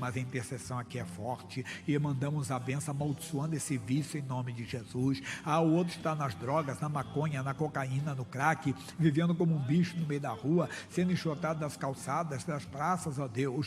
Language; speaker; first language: Portuguese; native; Portuguese